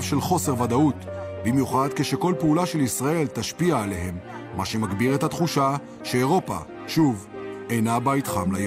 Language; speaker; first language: Hebrew; native; Hebrew